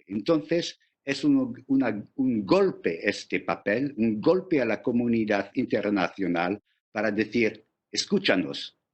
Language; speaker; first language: Spanish; non-native, fluent; English